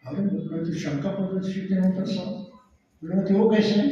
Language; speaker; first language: Hindi; non-native, local second language; Marathi